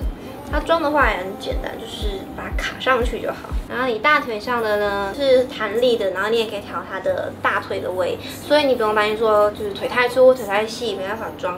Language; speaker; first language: Chinese; native; Chinese